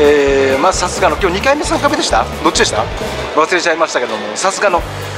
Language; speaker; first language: Japanese; native; Japanese